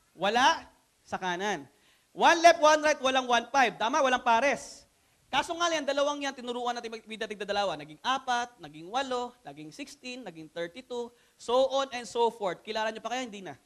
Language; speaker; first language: Filipino; non-native, local second language; Cebuano